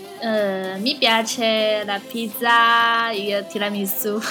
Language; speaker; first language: Italian; non-native, learner; Chinese